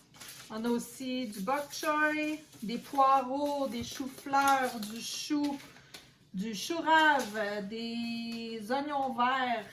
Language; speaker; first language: French; native; French